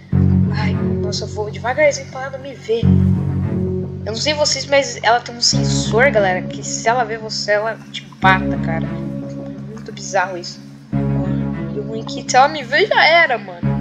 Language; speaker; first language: Portuguese; native; Portuguese